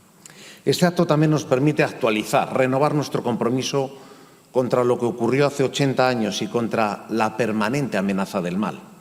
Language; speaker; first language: Spanish; native; Spanish